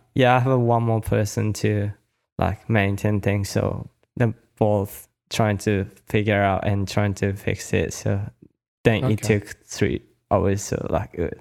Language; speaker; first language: English; non-native, learner; Japanese